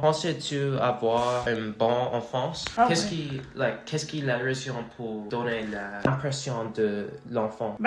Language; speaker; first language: French; non-native, learner; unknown